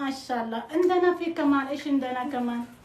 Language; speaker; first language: Arabic; non-native, fluent; Amharic